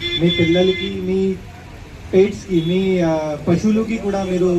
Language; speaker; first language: Telugu; non-native, fluent; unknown